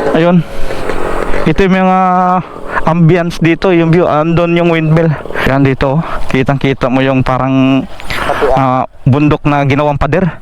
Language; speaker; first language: Filipino; native; Filipino